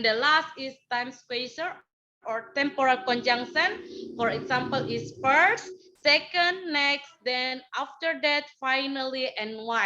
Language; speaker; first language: English; non-native, learner; Indonesian